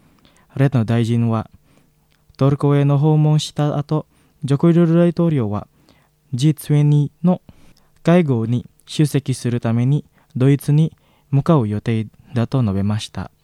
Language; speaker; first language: Japanese; non-native, fluent; Indonesian